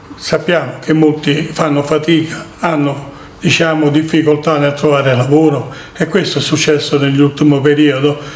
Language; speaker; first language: Italian; native; Italian